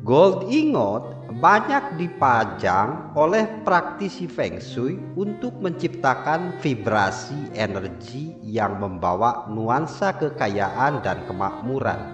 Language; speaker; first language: Indonesian; native; Indonesian